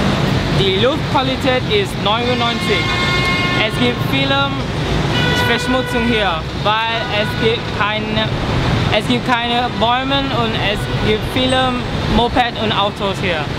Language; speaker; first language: German; non-native, learner; Vietnamese